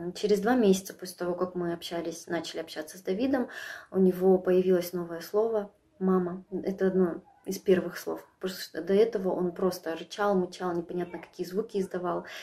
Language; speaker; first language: Russian; native; Russian